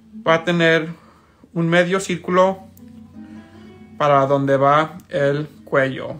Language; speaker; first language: Spanish; early bilingual, heritage; Spanish